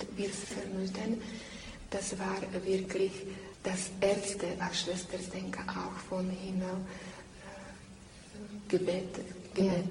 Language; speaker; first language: German; non-native, learner; Slovak